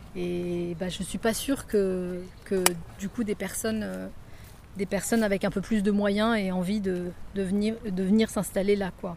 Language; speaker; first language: French; native; French